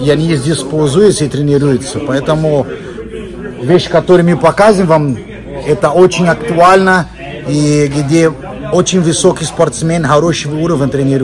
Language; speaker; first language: Russian; non-native, fluent; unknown